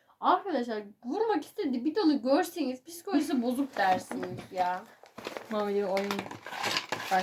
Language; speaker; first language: Turkish; native; Turkish